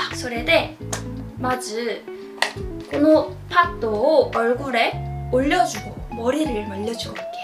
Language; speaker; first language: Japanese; non-native, fluent; Korean